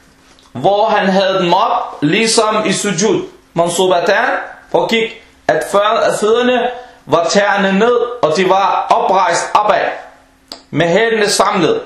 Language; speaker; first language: Danish; early bilingual, other home language; Arabic